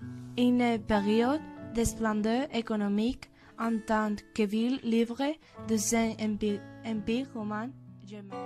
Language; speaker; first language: French; non-native, learner; Spanish